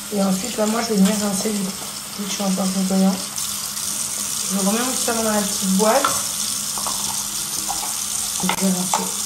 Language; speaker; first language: French; native; French